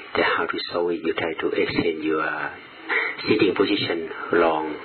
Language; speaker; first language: English; non-native, learner; Thai